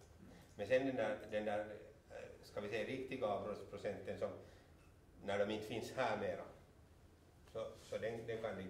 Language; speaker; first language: Swedish; non-native, local second language; Finnish